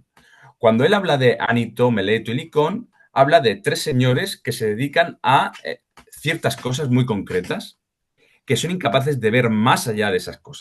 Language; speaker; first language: Spanish; native; Spanish